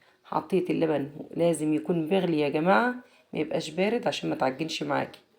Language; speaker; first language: Arabic; native; Arabic